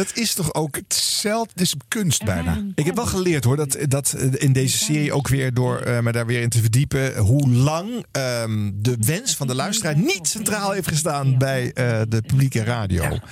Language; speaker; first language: Dutch; native; Dutch